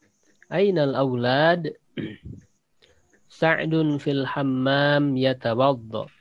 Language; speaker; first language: Arabic; non-native, fluent; Indonesian